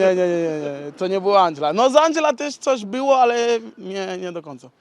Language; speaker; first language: Polish; non-native, learner; Portuguese